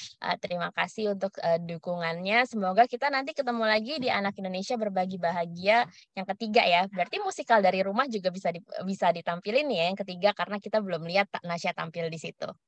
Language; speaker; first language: Indonesian; native; Indonesian